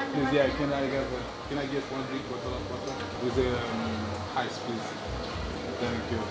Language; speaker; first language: English; non-native, learner; French